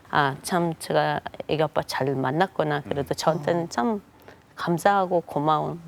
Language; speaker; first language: Korean; non-native, fluent; Mongolian